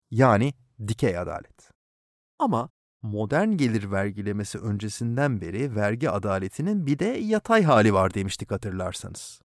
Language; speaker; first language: Turkish; native; Turkish